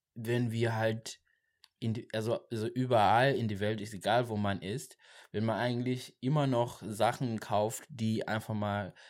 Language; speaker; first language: German; non-native, learner; Xhosa